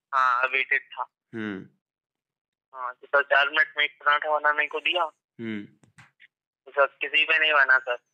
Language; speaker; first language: Hindi; native; Hindi